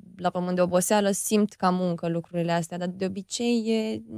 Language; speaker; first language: Romanian; native; Romanian